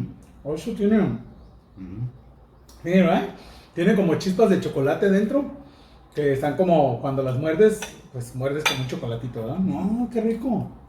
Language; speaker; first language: Spanish; native; Spanish